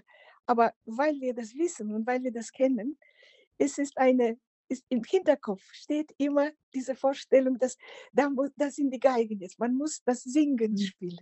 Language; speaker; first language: German; non-native, fluent; Macedonian